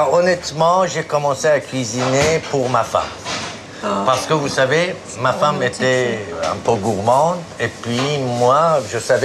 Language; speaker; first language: French; non-native, fluent; Persian